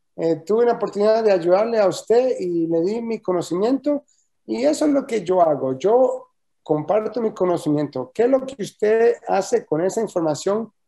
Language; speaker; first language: Spanish; early bilingual, heritage; Spanish